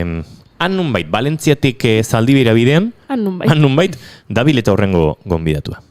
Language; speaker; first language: Basque; native; Basque